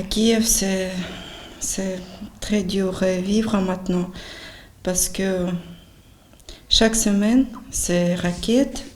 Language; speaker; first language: French; non-native, learner; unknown